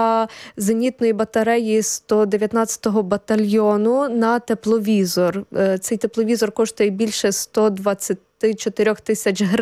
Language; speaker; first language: Ukrainian; native; Ukrainian